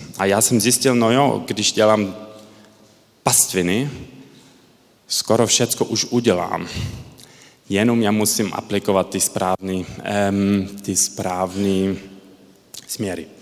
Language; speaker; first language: Czech; early bilingual, heritage; Czech